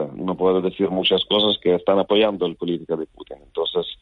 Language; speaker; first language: Spanish; non-native, fluent; Ukrainian